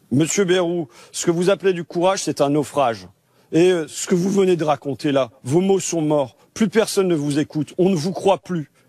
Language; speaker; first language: French; native; French